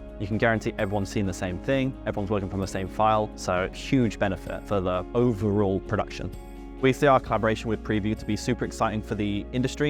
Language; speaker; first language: English; native; English